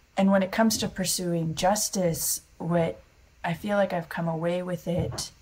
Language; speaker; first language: English; native; English